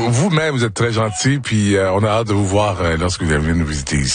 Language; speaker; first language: French; native; French